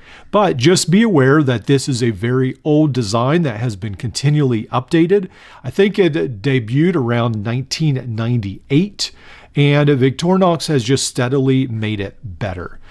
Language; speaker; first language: English; native; English